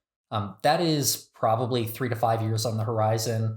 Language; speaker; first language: English; native; English